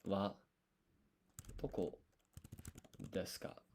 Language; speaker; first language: Japanese; non-native, learner; English